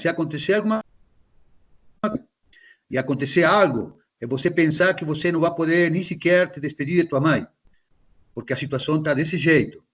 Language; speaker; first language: Portuguese; non-native, fluent; Spanish